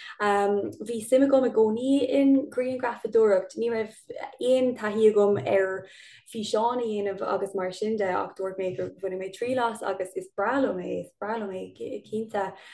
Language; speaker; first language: Irish; non-native, local second language; English